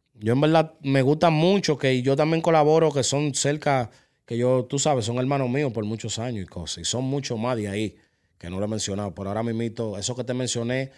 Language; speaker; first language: Spanish; native; Spanish